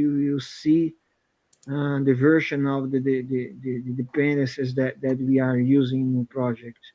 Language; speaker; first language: English; non-native, fluent; Portuguese